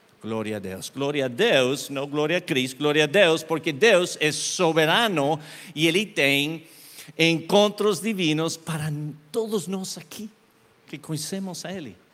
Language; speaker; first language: Portuguese; non-native, learner; Spanish